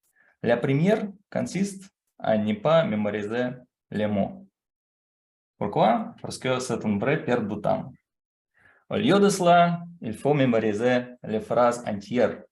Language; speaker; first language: French; non-native, fluent; Russian